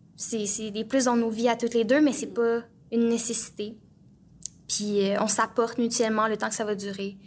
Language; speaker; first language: French; native; French